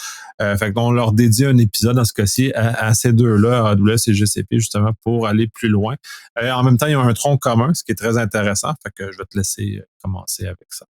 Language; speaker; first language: French; native; French